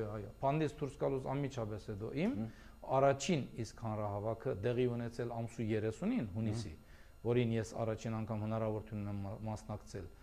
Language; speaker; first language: Armenian; early bilingual, heritage; Armenian